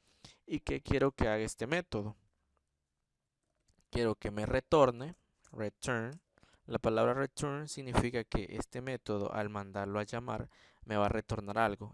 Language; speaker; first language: Spanish; native; Spanish